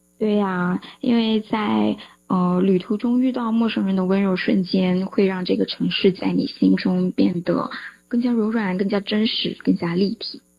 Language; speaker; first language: Chinese; native; Chinese